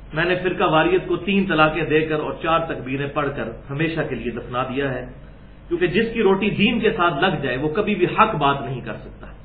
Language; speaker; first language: Urdu; native; Urdu